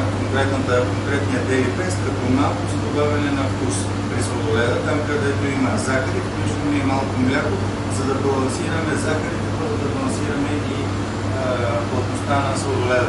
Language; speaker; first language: Bulgarian; native; Bulgarian